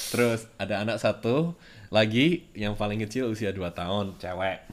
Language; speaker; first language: Indonesian; native; Indonesian